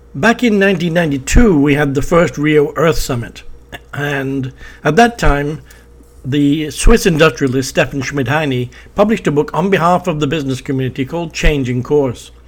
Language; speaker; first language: English; native; English